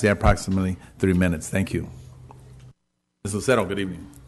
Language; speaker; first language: English; native; English